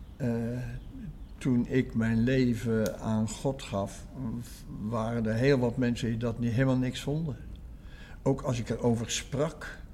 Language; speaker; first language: Dutch; native; Dutch